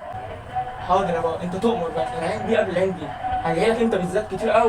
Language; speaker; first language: Arabic; native; Arabic